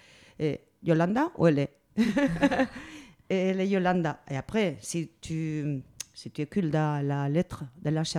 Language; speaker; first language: French; non-native, fluent; Spanish